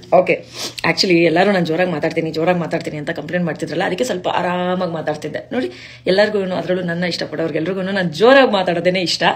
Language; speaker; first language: Kannada; non-native, local second language; Kodava